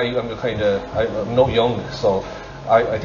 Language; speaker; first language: English; non-native, learner; Japanese